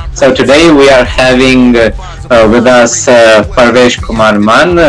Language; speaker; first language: English; non-native, local second language; Hindi